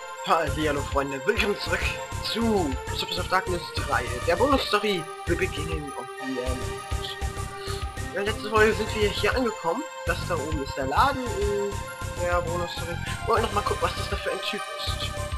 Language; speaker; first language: German; native; German